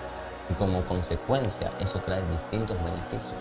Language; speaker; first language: Spanish; native; Spanish